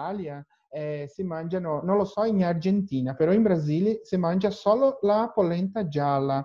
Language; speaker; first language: Italian; non-native, learner; Portuguese